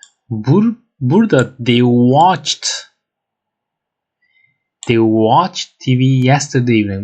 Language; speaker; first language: English; non-native, fluent; Turkish